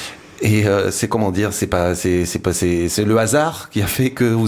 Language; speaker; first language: French; native; French